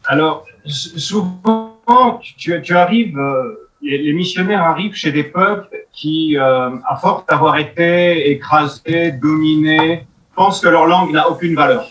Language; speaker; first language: French; native; French